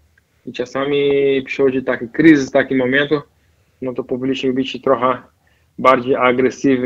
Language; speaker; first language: Polish; non-native, fluent; Portuguese